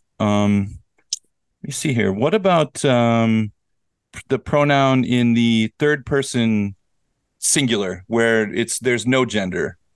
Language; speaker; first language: English; native; English